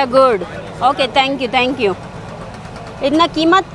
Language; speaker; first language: Hindi; non-native, local second language; Telugu